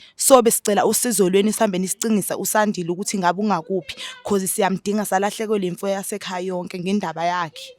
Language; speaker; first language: Zulu; native; Zulu